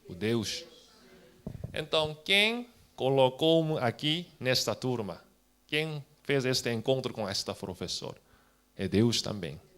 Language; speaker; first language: Portuguese; non-native, fluent; Korean